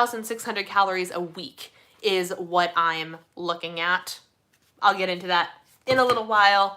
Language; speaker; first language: English; native; English